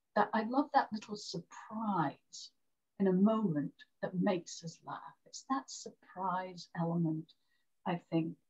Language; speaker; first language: English; native; English